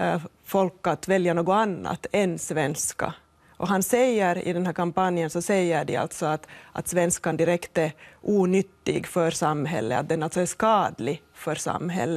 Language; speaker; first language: Swedish; native; Swedish